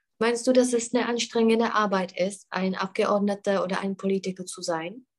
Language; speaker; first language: German; non-native, fluent; Czech